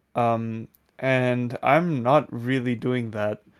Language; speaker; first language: English; non-native, fluent; Dutch